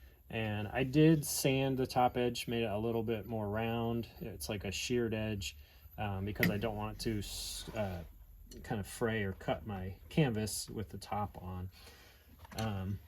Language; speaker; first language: English; native; English